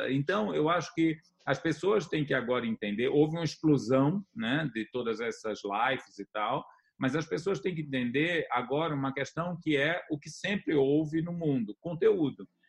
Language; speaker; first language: Portuguese; native; Portuguese